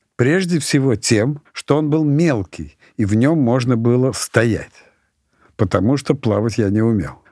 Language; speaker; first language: Russian; native; Russian